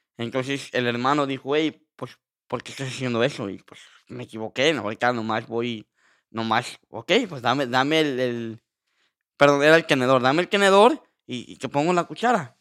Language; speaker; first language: Spanish; early bilingual, heritage; Spanish